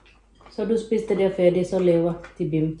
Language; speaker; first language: Danish; non-native, learner; Thai